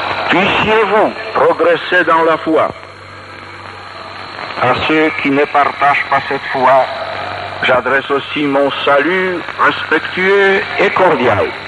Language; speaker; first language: French; non-native, fluent; Polish